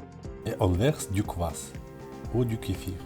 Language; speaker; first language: French; non-native, learner; Russian